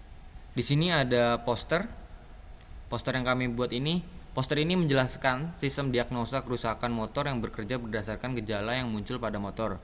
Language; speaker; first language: Indonesian; native; Indonesian